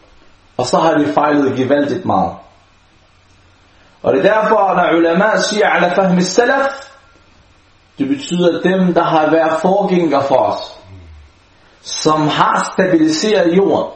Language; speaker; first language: Danish; non-native, local second language; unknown